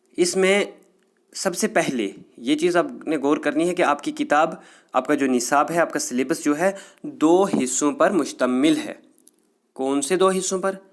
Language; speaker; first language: Urdu; non-native, local second language; Kashmiri